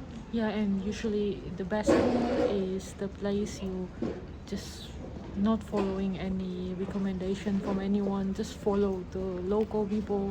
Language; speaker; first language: English; non-native, fluent; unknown